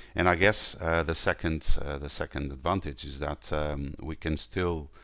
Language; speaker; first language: English; non-native, fluent; Portuguese